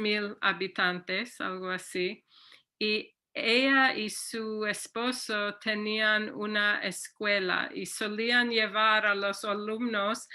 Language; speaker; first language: Spanish; non-native, fluent; English